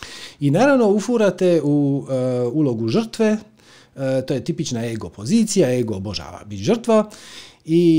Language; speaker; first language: Croatian; native; Croatian